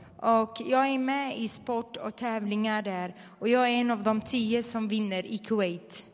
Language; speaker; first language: Swedish; non-native, fluent; Arabic